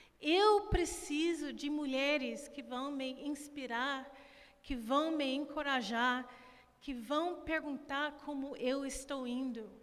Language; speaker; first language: Portuguese; non-native, fluent; English